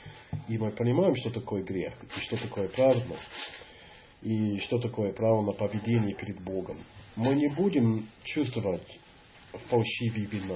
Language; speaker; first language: Russian; non-native, fluent; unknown